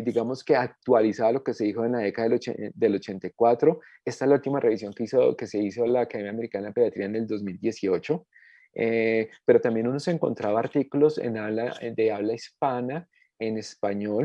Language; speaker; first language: Spanish; native; Spanish